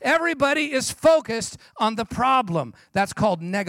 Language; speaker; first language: English; native; English